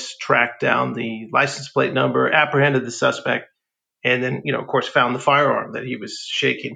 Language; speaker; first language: English; native; English